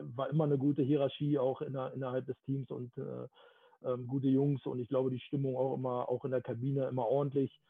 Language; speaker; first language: German; native; German